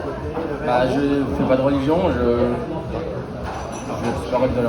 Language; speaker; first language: French; native; French